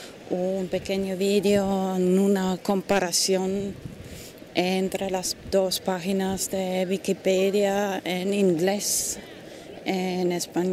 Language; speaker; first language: Spanish; non-native, fluent; German